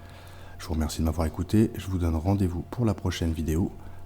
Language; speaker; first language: French; native; French